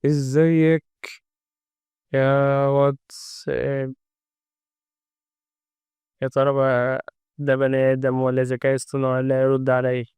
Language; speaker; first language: Arabic; native; Arabic